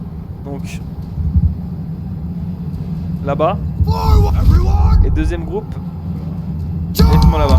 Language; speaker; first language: French; native; French